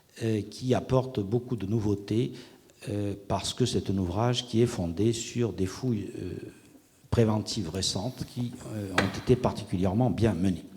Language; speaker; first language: French; native; French